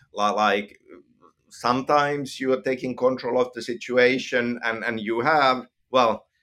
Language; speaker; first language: English; non-native, fluent; Finnish